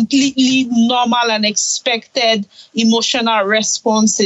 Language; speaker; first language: English; non-native, local second language; Igbo